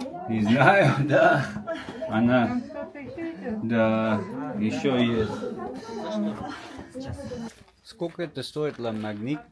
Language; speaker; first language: Russian; non-native, learner; English